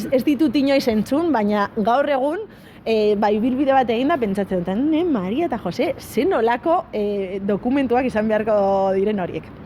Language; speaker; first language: Basque; non-native, local second language; Spanish